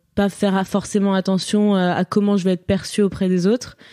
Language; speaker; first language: French; native; French